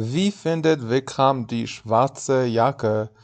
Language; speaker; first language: German; non-native, fluent; Persian